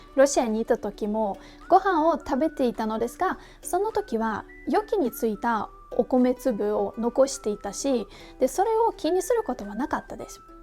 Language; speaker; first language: Japanese; non-native, fluent; Russian